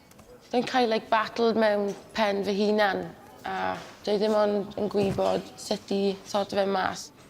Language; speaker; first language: Welsh; non-native, local second language; English